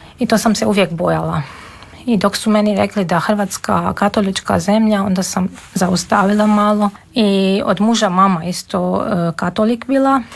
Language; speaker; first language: Serbian; non-native, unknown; Armenian